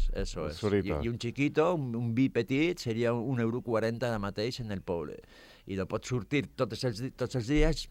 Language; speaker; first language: Catalan; non-native, fluent; Basque